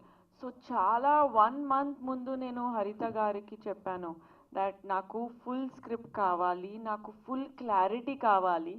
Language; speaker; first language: Telugu; non-native, learner; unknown